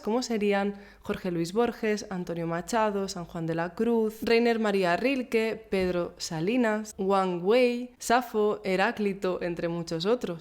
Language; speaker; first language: Spanish; native; Spanish